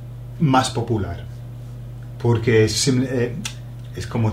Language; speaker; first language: Spanish; non-native, fluent; English